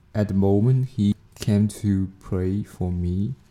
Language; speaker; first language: English; non-native, learner; Chinese